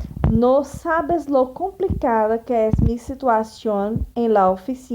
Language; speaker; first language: Spanish; non-native, fluent; Portuguese